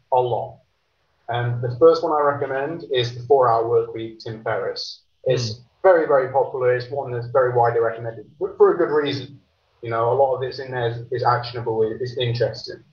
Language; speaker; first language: English; native; English